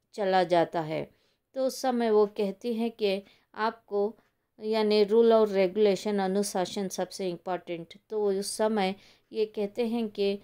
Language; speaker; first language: Hindi; non-native, local second language; Kannada